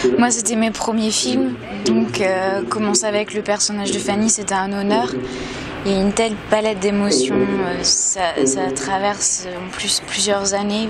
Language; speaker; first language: French; native; French